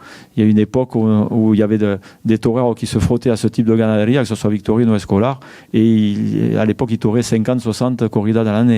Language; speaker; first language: French; native; French